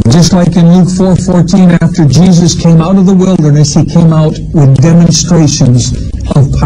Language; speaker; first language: English; native; English